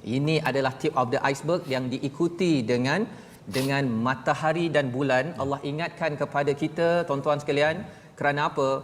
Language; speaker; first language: Malay; native; Malay